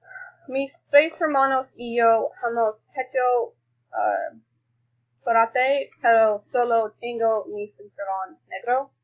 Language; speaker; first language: Spanish; non-native, learner; English